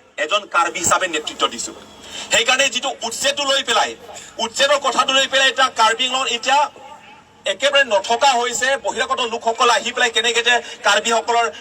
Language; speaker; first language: Assamese; non-native, local second language; Karbi